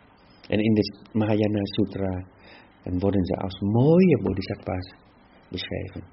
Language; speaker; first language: Dutch; non-native, fluent; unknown